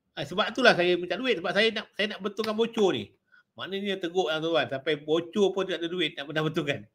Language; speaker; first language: Malay; native; Malay